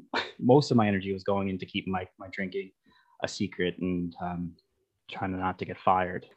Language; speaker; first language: English; native; English